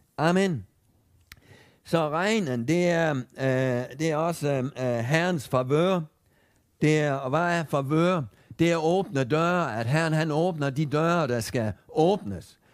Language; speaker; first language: Danish; native; Danish